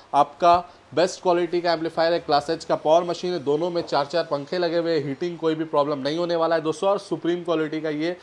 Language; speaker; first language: Hindi; native; Hindi